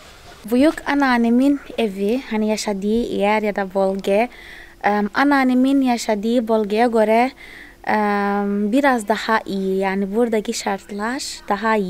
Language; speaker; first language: Turkish; non-native, fluent; Portuguese